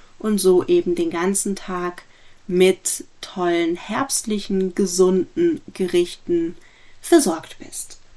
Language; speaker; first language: German; native; German